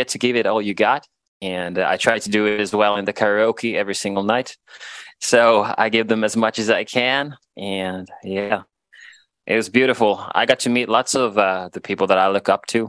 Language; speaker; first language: English; non-native, fluent; Swedish